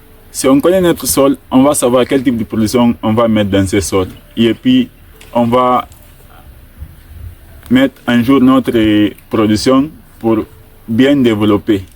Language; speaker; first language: French; non-native, learner; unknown